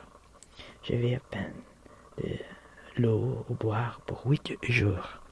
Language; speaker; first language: French; non-native, learner; Filipino